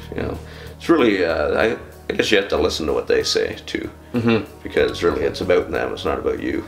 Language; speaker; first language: English; native; English